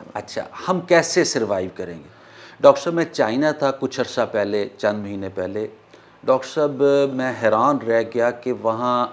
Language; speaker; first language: Urdu; non-native, local second language; Punjabi